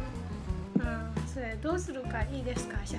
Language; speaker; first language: Japanese; non-native, learner; Burmese